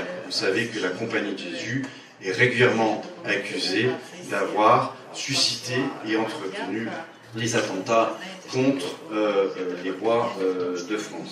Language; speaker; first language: French; native; French